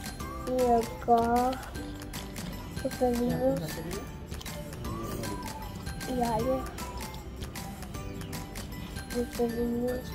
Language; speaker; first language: Portuguese; early bilingual, heritage; English